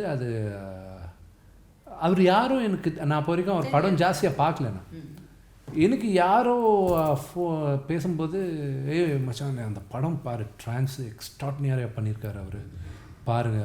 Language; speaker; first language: Tamil; non-native, local second language; Telugu